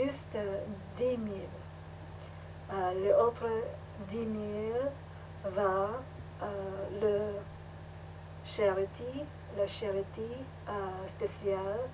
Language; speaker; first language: French; non-native, learner; English